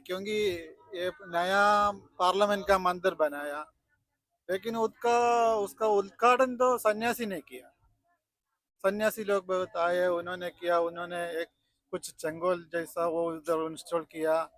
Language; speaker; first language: Hindi; non-native, local second language; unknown